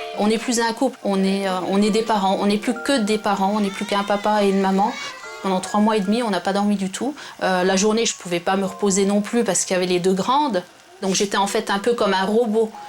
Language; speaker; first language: French; native; French